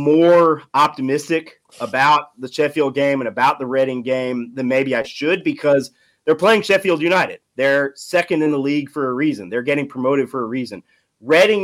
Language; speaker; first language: English; native; English